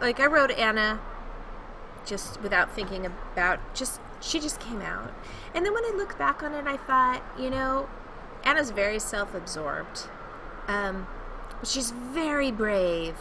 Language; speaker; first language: English; native; English